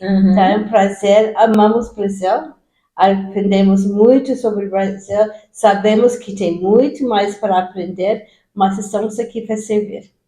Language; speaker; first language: Portuguese; non-native, fluent; English